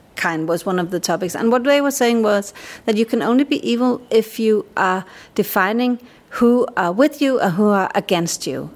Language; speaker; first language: English; non-native, fluent; Danish